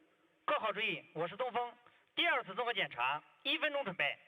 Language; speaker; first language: Chinese; native; Chinese